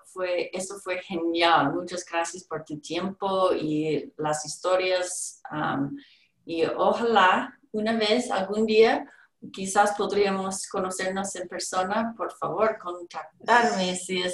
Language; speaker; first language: Spanish; non-native, learner; English